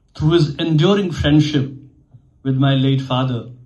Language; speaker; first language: English; non-native, local second language; Urdu